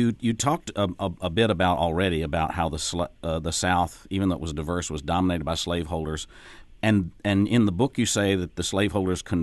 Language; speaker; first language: English; native; English